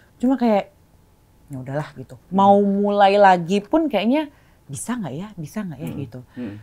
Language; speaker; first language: Indonesian; native; Indonesian